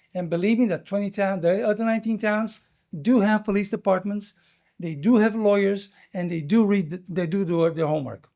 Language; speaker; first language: English; non-native, fluent; Portuguese